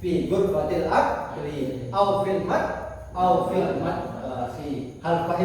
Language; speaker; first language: Arabic; non-native, fluent; Indonesian